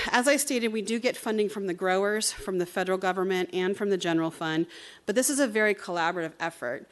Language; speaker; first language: English; native; English